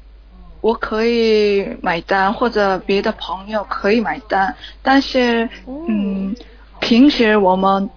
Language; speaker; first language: Chinese; non-native, learner; Korean